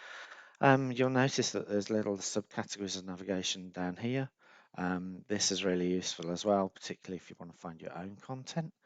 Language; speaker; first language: English; native; English